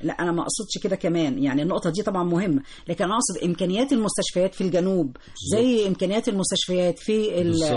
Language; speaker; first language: Arabic; native; Arabic